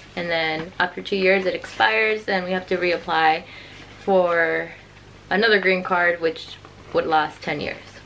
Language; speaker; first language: English; native; English